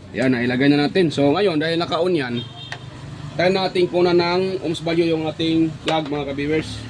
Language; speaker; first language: Filipino; non-native, local second language; Cebuano